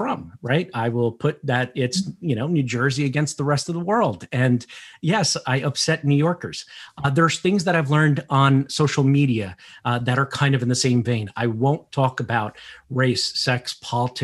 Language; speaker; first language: English; early bilingual, other home language; Portuguese